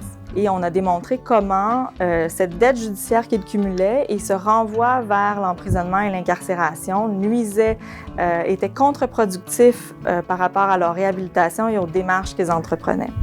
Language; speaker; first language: French; native; French